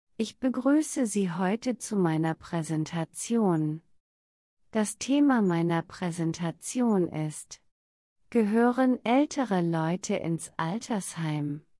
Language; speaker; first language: German; non-native, learner; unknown